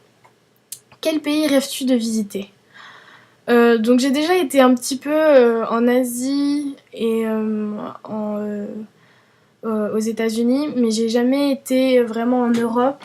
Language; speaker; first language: French; early bilingual, other home language; Vietnamese